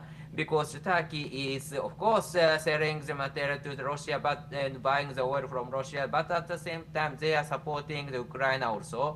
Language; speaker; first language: English; non-native, fluent; Japanese